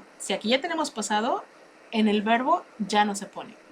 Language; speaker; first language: Spanish; native; Spanish